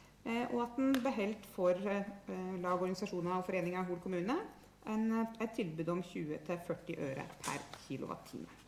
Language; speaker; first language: Norwegian; native; Norwegian